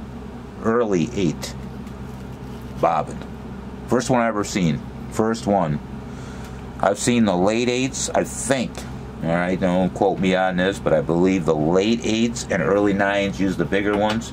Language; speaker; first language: English; native; English